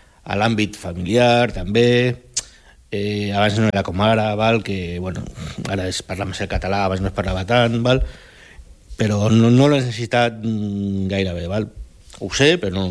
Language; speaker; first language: Catalan; early bilingual, other home language; Spanish